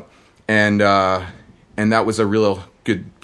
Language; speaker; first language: English; native; English